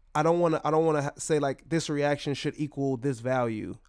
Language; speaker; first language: English; native; English